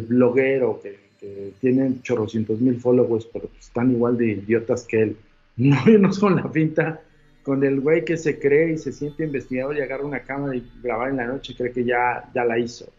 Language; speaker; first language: Spanish; native; Spanish